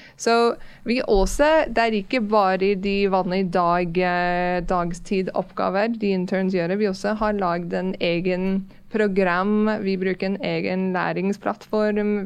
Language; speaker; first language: Norwegian; non-native, fluent; English